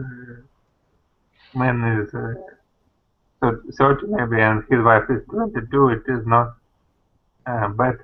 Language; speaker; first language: English; non-native, learner; Russian